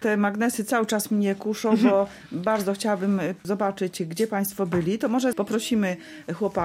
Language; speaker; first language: Polish; native; Polish